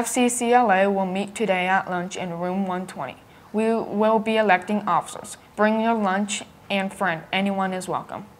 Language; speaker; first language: English; native; English